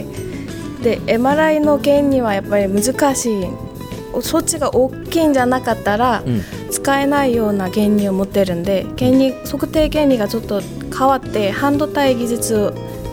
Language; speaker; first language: Japanese; non-native, fluent; Korean